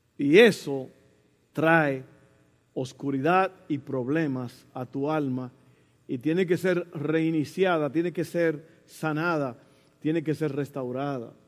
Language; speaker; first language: Spanish; early bilingual, heritage; Spanish